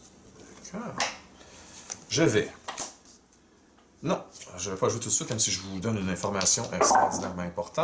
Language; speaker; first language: French; native; French